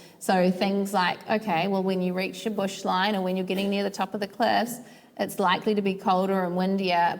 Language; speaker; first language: English; native; English